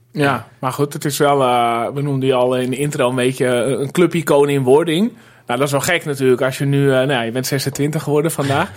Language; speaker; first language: Dutch; native; Dutch